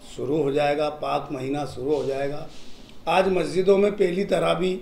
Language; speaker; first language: Hindi; native; Hindi